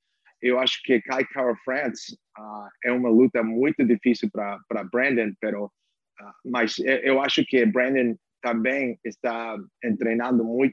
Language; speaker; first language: Portuguese; non-native, learner; English